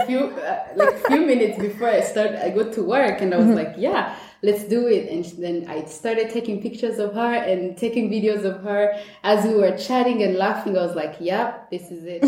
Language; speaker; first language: English; non-native, local second language; Kinyarwanda